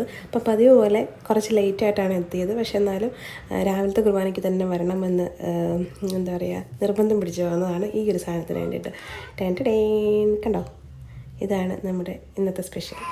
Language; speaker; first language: Malayalam; early bilingual, other home language; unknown